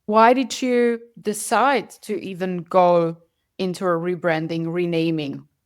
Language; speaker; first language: English; non-native, fluent; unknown